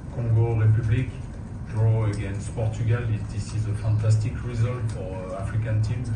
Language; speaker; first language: English; non-native, fluent; French